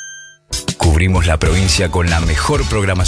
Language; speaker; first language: Spanish; native; Spanish